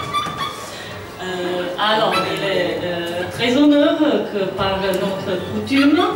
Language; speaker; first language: French; non-native, fluent; Serbian